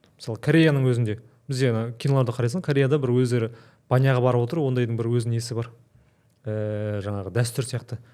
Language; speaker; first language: Kazakh; native; Kazakh